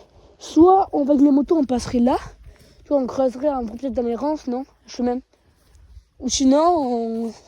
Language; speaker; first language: French; native; French